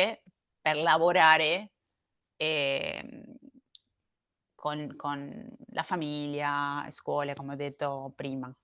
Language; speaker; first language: Italian; non-native, learner; Spanish